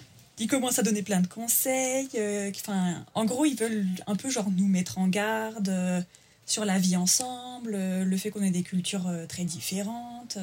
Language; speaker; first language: French; native; French